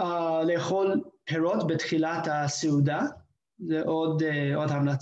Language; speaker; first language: Hebrew; non-native, fluent; English